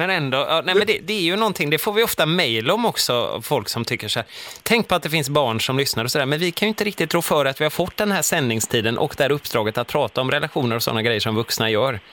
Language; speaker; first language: Swedish; native; Swedish